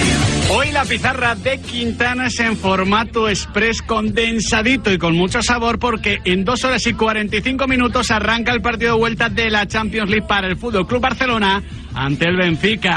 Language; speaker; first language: Spanish; native; Spanish